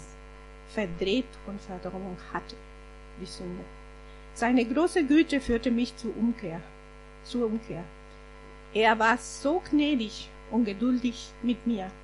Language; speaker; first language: German; non-native, fluent; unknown